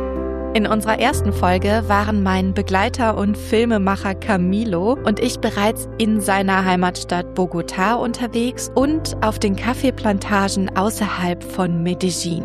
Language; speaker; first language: German; native; German